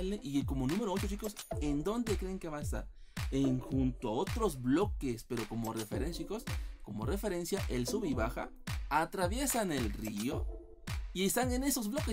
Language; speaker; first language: Spanish; native; Spanish